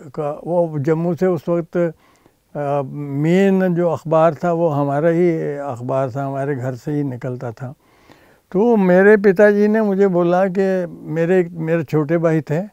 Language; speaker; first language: Hindi; native; Hindi